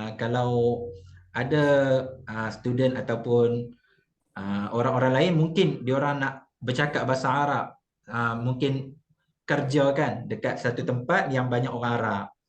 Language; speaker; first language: Malay; native; Malay